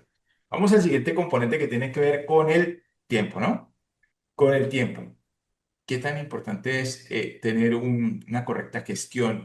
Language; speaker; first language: Spanish; native; Spanish